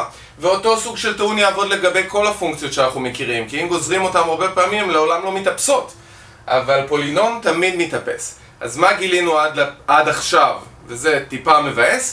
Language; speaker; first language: Hebrew; native; Hebrew